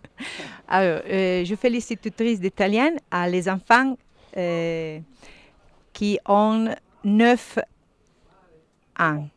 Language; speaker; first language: French; non-native, learner; Italian